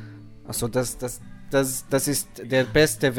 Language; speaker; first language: German; non-native, fluent; Arabic